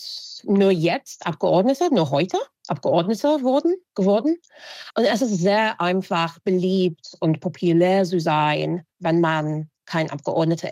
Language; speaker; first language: German; non-native, fluent; English